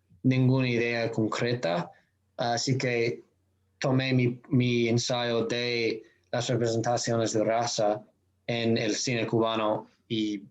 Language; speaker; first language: Spanish; non-native, fluent; English